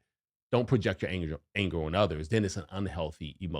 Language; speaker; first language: English; native; English